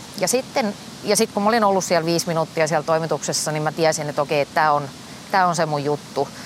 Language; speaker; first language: Finnish; native; Finnish